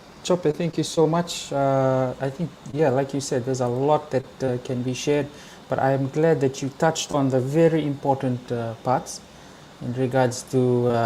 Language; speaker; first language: English; non-native, local second language; Fijian